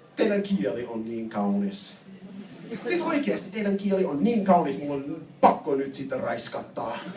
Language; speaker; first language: Finnish; non-native, learner; English